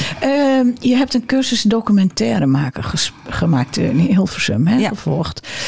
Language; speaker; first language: Dutch; native; Dutch